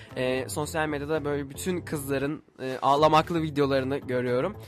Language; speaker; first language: Turkish; native; Turkish